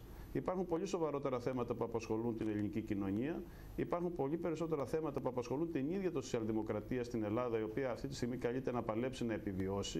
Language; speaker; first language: Greek; native; Greek